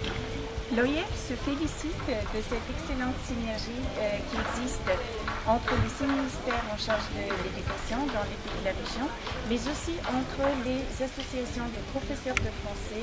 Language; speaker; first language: French; non-native, fluent; Bulgarian